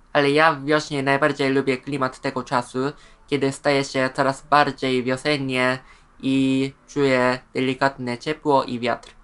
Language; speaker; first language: Polish; non-native, fluent; Japanese